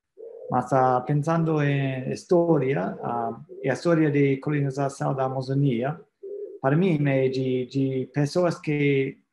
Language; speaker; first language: Portuguese; non-native, fluent; English